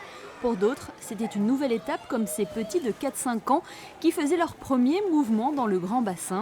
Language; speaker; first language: French; native; French